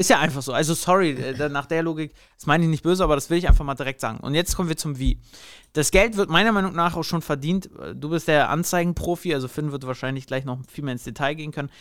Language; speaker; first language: German; native; German